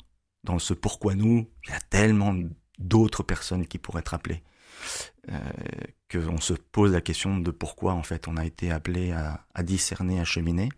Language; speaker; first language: French; native; French